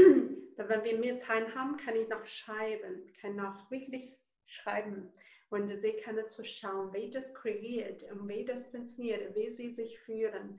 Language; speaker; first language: German; non-native, learner; Chinese